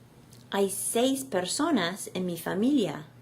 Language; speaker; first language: Spanish; non-native, learner; English